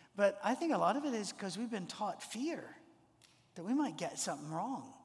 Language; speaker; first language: English; native; English